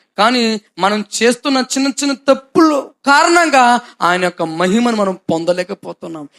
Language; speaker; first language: Telugu; non-native, local second language; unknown